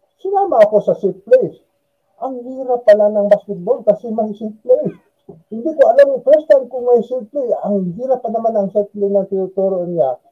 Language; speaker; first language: Filipino; non-native, local second language; Cebuano